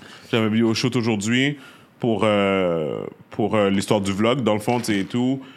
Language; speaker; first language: French; native; French